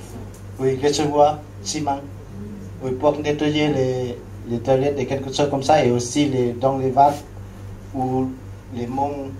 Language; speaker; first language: French; non-native, learner; Lao